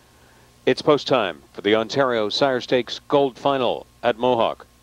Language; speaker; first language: English; native; English